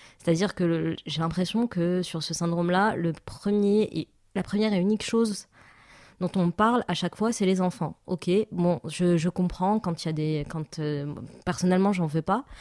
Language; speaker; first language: French; non-native, local second language; Arabic